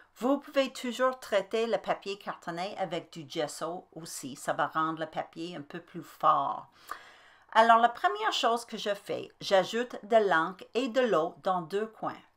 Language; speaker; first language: French; native; French